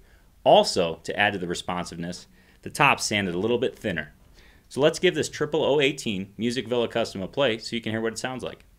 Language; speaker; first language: English; native; English